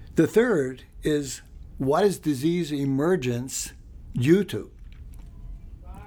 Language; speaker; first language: English; early bilingual, other home language; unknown